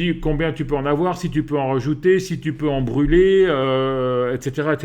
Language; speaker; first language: French; native; French